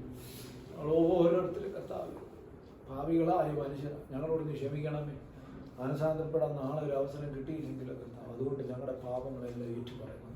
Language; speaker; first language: Malayalam; native; Malayalam